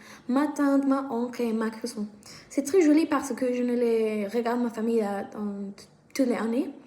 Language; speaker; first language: French; non-native, learner; Spanish